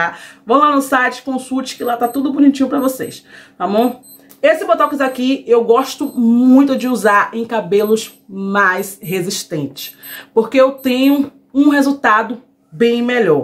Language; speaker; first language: Portuguese; native; Portuguese